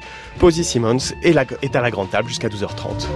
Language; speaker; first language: French; native; French